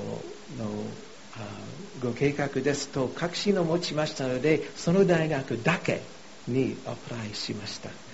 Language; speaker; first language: Japanese; non-native, fluent; English